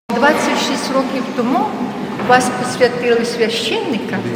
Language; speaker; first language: Ukrainian; non-native, local second language; Russian